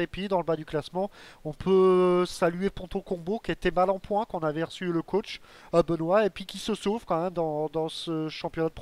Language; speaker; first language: French; native; French